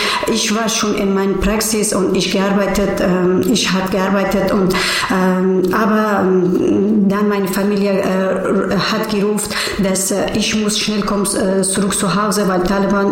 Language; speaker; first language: German; non-native, learner; Persian